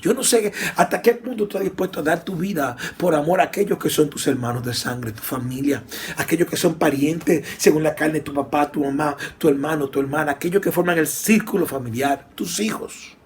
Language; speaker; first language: Spanish; native; Spanish